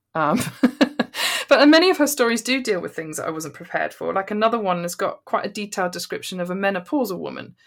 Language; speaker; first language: English; native; English